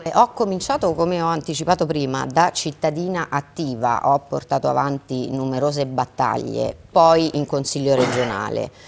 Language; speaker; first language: Italian; native; Italian